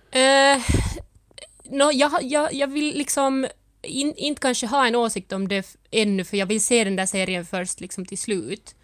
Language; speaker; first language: Swedish; early bilingual, other home language; Finnish